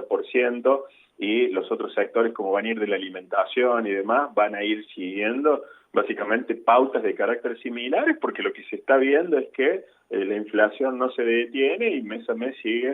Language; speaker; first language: Spanish; native; Spanish